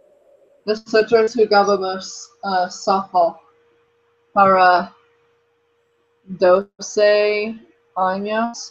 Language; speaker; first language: Spanish; non-native, learner; English